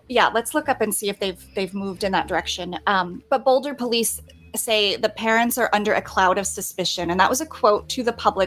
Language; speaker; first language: English; native; English